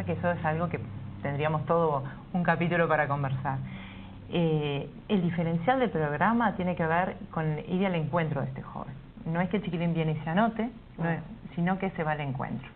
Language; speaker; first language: Spanish; native; Spanish